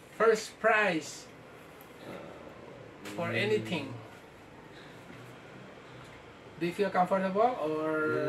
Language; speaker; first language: English; non-native, fluent; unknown